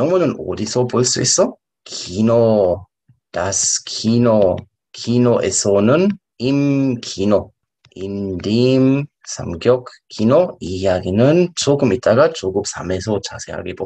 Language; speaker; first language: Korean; non-native, fluent; German